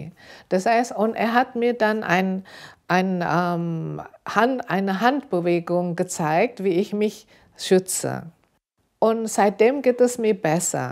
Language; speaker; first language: German; non-native, fluent; Indonesian